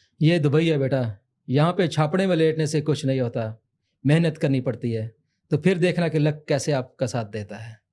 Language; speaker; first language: Urdu; non-native, local second language; Punjabi